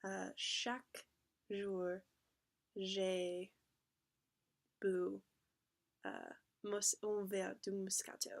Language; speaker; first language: French; non-native, learner; English